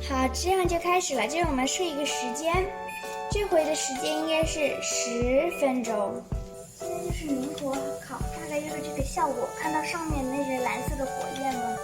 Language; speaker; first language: Chinese; early bilingual, heritage; Chinese